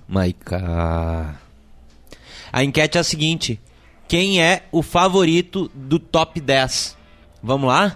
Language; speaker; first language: Portuguese; native; Portuguese